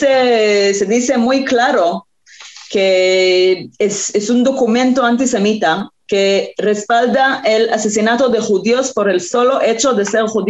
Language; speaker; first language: Spanish; non-native, fluent; Hebrew